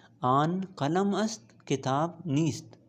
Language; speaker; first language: Persian; non-native, fluent; Urdu